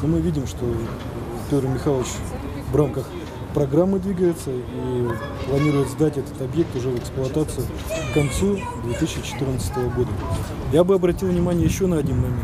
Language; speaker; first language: Russian; native; Russian